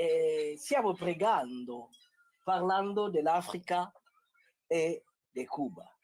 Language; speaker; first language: Italian; non-native, learner; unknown